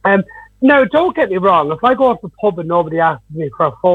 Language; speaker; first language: English; native; English